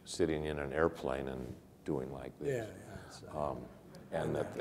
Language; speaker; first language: English; native; English